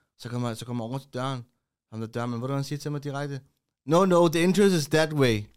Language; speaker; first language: Danish; early bilingual, other home language; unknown